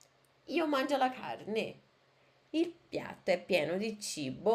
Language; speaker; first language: Italian; non-native, fluent; Portuguese